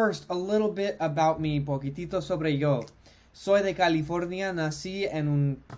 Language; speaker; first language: Spanish; non-native, fluent; English